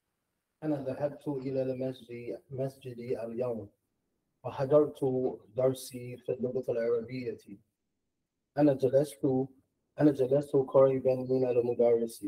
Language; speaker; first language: Arabic; non-native, learner; English